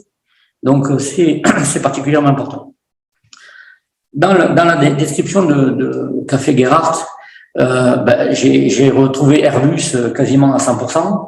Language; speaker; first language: French; native; French